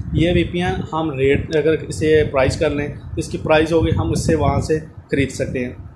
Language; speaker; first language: Urdu; non-native, local second language; Punjabi